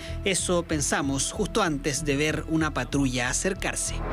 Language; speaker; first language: Spanish; native; Spanish